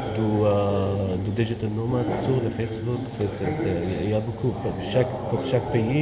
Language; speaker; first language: French; non-native, fluent; Arabic